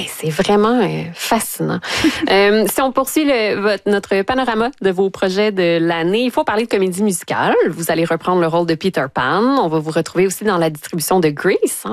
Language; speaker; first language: French; native; French